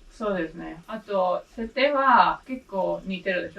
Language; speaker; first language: Japanese; non-native, learner; English